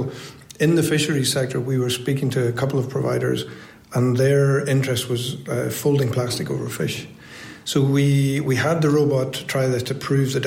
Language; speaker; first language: English; native; English